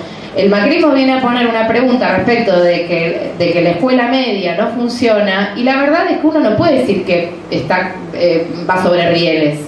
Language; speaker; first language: Spanish; native; Spanish